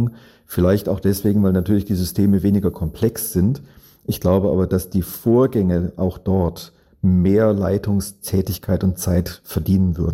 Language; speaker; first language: German; native; German